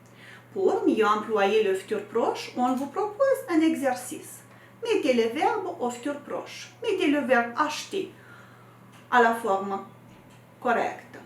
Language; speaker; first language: French; non-native, fluent; Romanian